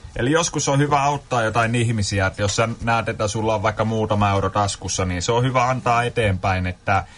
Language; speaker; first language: Finnish; non-native, fluent; Kurdish